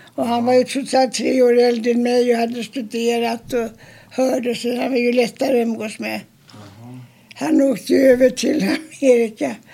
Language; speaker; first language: Swedish; early bilingual, other home language; German